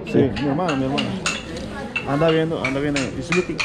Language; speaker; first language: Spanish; native; Spanish